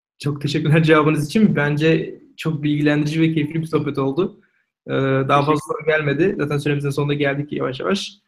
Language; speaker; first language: Turkish; native; Turkish